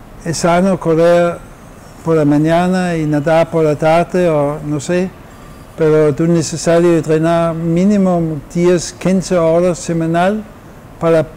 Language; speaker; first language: Spanish; non-native, fluent; Danish